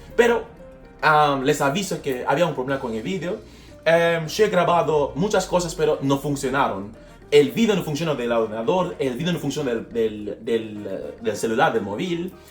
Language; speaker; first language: Spanish; non-native, fluent; English